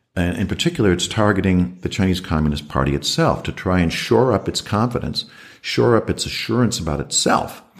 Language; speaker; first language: English; native; English